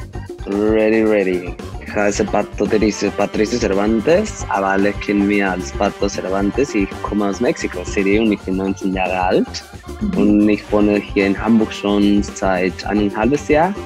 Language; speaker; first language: German; non-native, fluent; Spanish